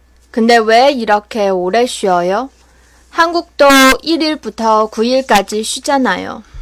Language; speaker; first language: Korean; non-native, fluent; Chinese